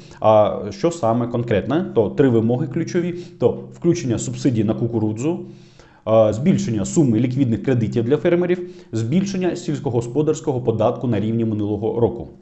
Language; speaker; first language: Ukrainian; non-native, local second language; Russian